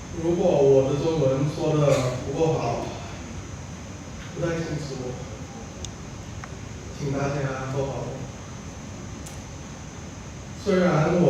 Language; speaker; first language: Chinese; non-native, learner; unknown